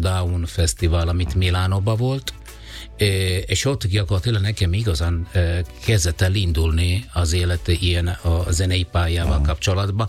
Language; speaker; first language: Hungarian; non-native, learner; Italian